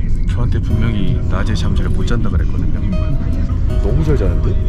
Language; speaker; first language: Korean; native; Korean